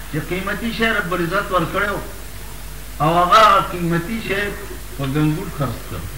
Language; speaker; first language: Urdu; non-native, local second language; Pashto